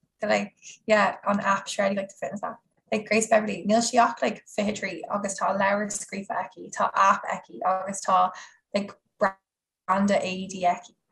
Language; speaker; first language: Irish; non-native, local second language; English